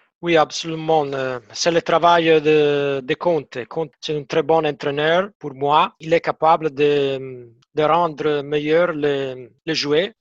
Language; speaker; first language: French; non-native, fluent; Italian